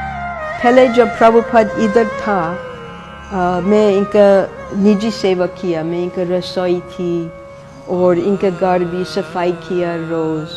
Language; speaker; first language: Hindi; non-native, fluent; English